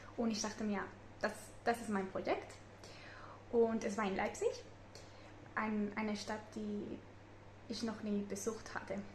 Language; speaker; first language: German; non-native, fluent; Spanish